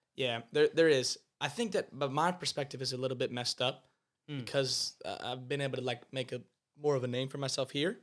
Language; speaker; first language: English; native; English